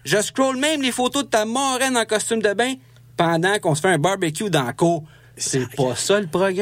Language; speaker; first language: French; native; French